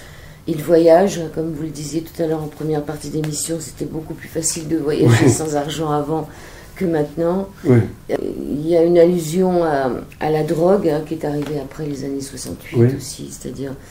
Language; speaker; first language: French; native; French